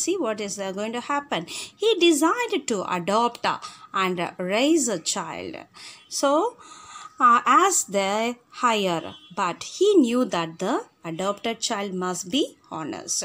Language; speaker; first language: English; non-native, local second language; Tamil